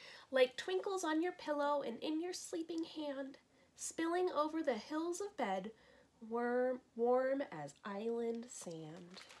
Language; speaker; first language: English; native; English